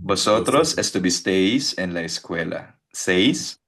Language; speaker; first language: Spanish; non-native, fluent; Filipino